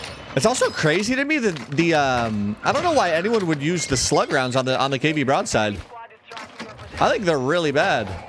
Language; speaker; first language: English; native; English